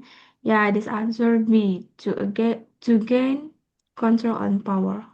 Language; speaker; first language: English; non-native, learner; Indonesian